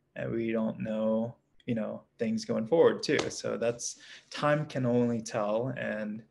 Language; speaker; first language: English; native; English